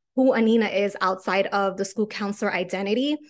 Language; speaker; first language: English; native; English